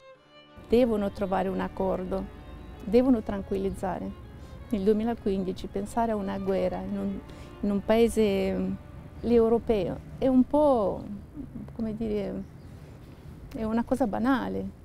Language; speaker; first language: Italian; non-native, fluent; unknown